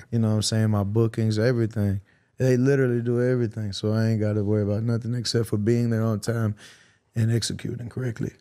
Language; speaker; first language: English; native; English